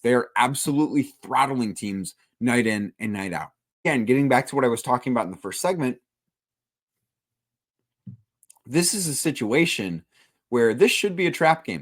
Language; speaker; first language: English; native; English